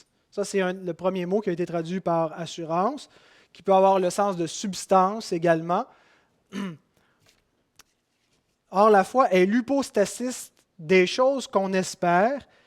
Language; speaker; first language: French; native; French